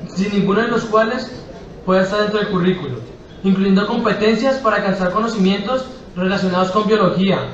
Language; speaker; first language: Spanish; native; Spanish